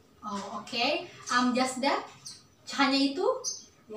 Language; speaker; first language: English; non-native, learner; Indonesian